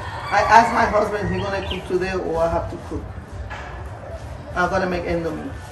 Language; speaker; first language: English; non-native, learner; Spanish